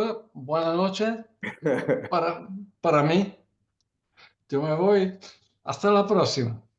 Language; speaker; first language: Spanish; non-native, learner; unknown